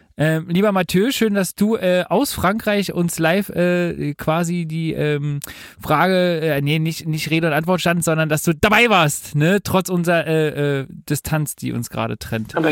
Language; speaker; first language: German; native; German